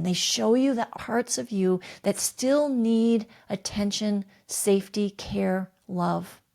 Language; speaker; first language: English; native; English